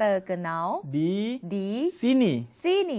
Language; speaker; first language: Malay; non-native, learner; Thai